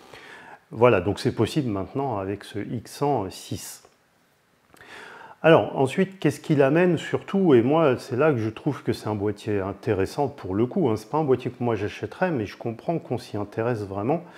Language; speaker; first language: French; native; French